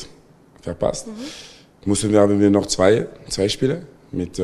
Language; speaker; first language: German; non-native, local second language; French